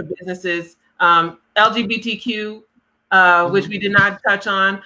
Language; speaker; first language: English; native; English